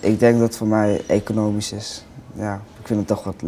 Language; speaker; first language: Dutch; native; Dutch